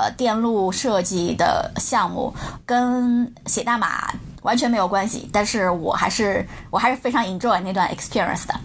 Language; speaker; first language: Chinese; native; Chinese